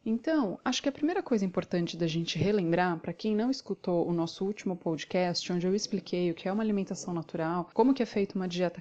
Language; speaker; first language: Portuguese; native; Portuguese